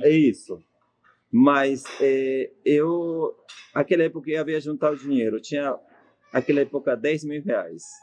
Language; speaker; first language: Portuguese; non-native, fluent; Spanish